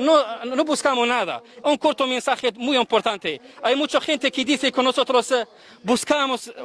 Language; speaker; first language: Spanish; non-native, learner; Arabic